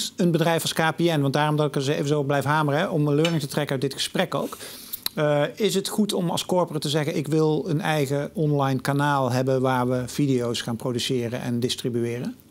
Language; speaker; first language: Dutch; native; Dutch